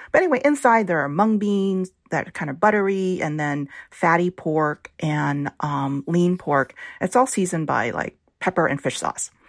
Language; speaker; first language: English; early bilingual, other home language; Vietnamese